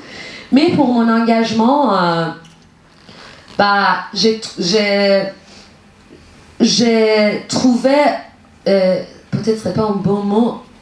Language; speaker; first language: French; non-native, learner; Persian